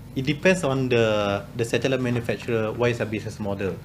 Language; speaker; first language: English; non-native, local second language; Malay